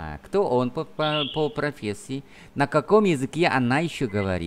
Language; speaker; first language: Russian; non-native, fluent; Vietnamese